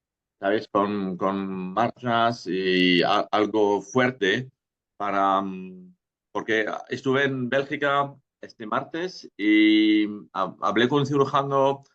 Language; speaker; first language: Spanish; non-native, fluent; French